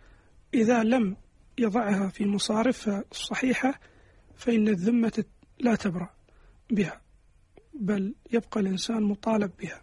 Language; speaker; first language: Arabic; native; Arabic